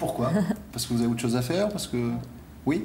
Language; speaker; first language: French; native; French